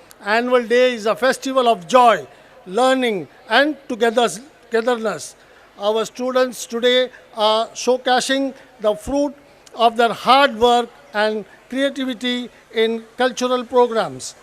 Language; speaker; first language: English; non-native, local second language; Tamil